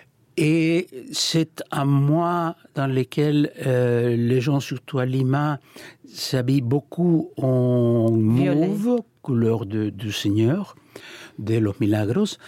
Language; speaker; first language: French; non-native, fluent; Spanish